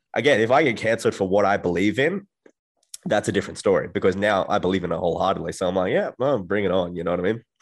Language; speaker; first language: English; native; English